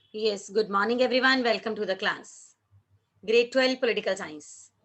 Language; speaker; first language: English; non-native, local second language; Hindi